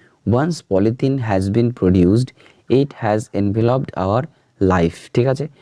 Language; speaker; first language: English; non-native, local second language; Bangla